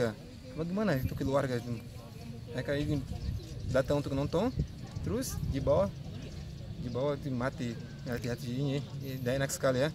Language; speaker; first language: Indonesian; non-native, fluent; Portuguese